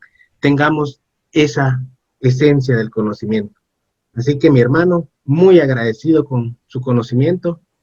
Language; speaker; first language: Spanish; native; Spanish